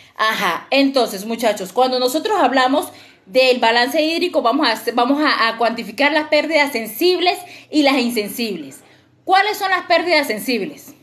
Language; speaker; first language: Spanish; native; Spanish